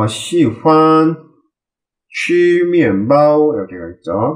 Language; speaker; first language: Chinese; non-native, learner; Korean